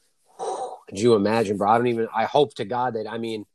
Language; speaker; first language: English; native; English